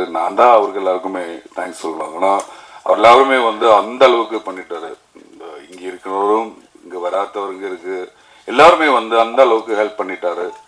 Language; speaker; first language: Tamil; non-native, learner; Malayalam